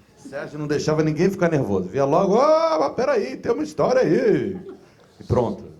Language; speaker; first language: Portuguese; native; Portuguese